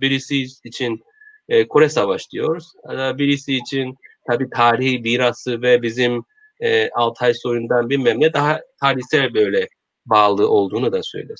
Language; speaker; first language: Turkish; non-native, learner; Korean